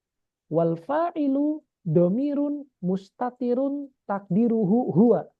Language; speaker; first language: Arabic; non-native, fluent; Indonesian